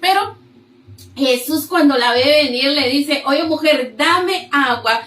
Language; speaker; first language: Spanish; native; Spanish